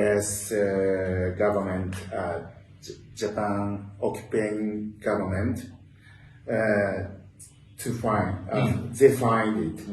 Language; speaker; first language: English; non-native, learner; Japanese